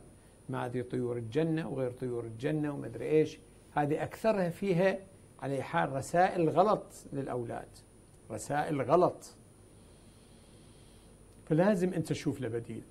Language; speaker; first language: Arabic; native; Arabic